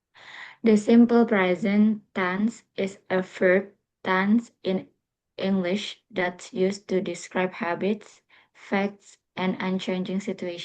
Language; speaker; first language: English; non-native, local second language; Indonesian